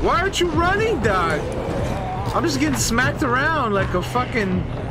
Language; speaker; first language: English; early bilingual, other home language; Spanish